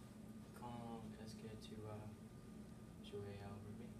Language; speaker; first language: French; non-native, learner; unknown